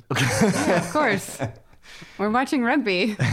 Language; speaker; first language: English; native; English